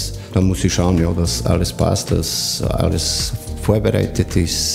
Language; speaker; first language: German; non-native, fluent; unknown